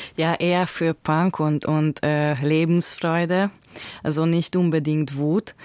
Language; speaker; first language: German; non-native, fluent; Hungarian